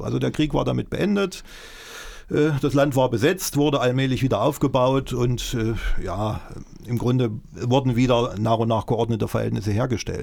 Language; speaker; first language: German; native; German